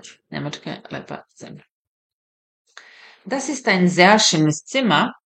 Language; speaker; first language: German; non-native, fluent; Serbian